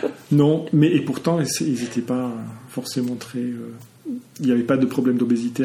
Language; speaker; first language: French; non-native, fluent; English